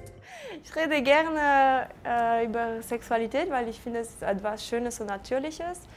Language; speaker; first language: German; non-native, local second language; French